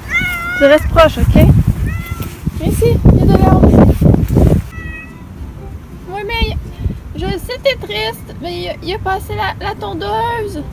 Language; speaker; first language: French; native; French